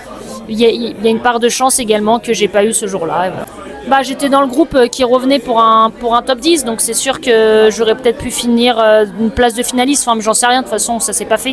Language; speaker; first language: French; native; French